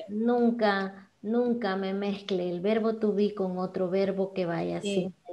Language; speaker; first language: Spanish; native; Spanish